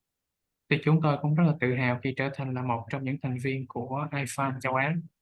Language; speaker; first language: Vietnamese; native; Vietnamese